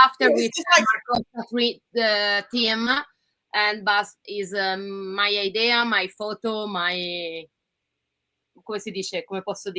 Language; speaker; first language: English; non-native, learner; Italian